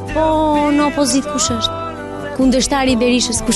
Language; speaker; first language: Albanian; native; Albanian